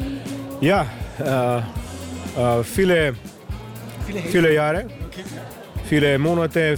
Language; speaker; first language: German; non-native, learner; Slovenian